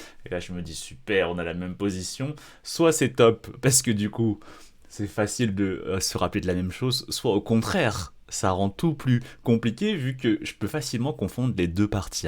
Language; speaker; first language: French; native; French